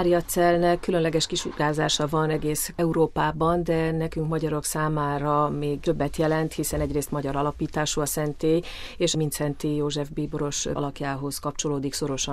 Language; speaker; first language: Hungarian; native; Hungarian